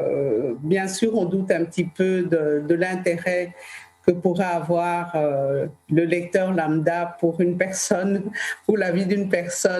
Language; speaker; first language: French; early bilingual, other home language; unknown